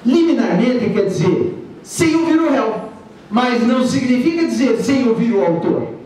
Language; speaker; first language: Portuguese; native; Portuguese